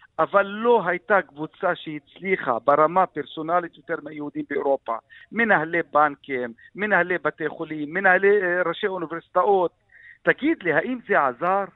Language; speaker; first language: Hebrew; non-native, local second language; Arabic